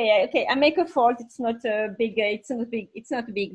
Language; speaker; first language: English; non-native, learner; French